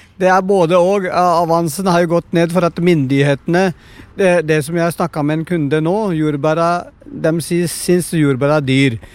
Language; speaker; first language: Norwegian; non-native, fluent; Punjabi